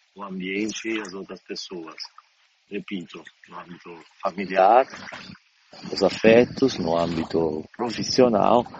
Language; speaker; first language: Portuguese; non-native, fluent; Italian